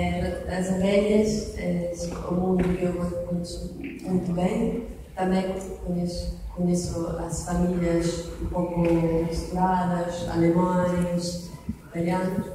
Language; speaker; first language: Portuguese; non-native, learner; Italian